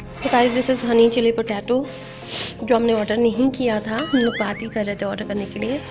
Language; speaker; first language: Hindi; native; Hindi